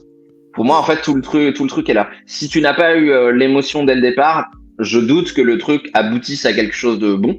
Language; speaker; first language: French; native; French